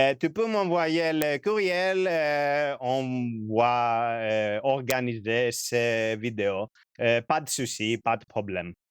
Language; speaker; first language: French; non-native, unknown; Greek